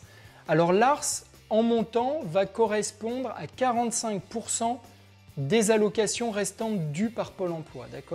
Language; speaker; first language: French; native; French